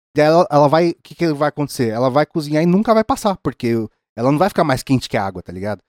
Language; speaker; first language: Portuguese; native; Portuguese